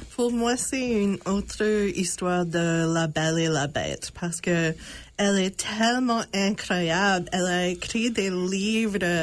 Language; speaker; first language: French; non-native, local second language; English